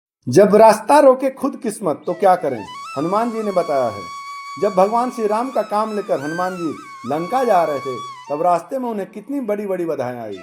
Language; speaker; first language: Hindi; native; Hindi